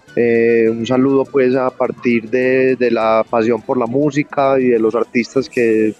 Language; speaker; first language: Spanish; native; Spanish